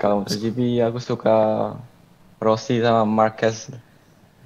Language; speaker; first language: Indonesian; early bilingual, heritage; Indonesian